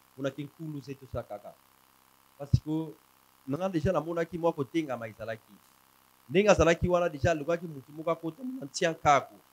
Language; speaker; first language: Lingala; non-native, local second language; Kongo